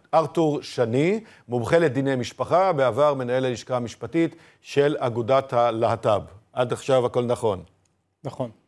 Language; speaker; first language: Hebrew; native; Hebrew